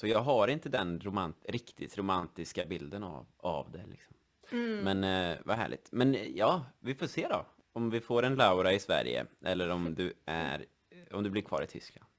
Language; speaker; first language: Swedish; native; Swedish